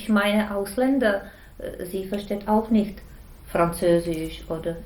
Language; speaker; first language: German; non-native, learner; Czech